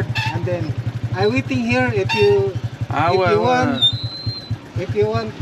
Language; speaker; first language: English; non-native, local second language; Cebuano